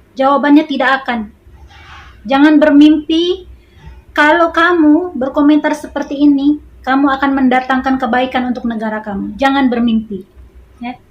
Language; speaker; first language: Indonesian; native; Indonesian